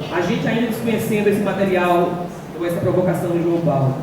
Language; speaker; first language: Portuguese; native; Portuguese